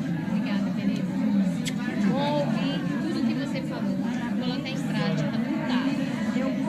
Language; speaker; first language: Portuguese; native; Portuguese